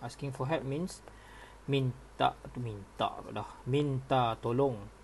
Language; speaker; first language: English; non-native, local second language; Malay